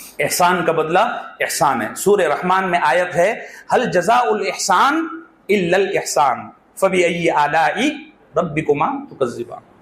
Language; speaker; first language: Urdu; native; Urdu